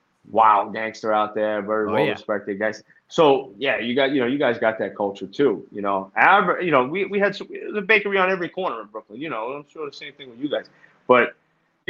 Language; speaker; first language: English; native; English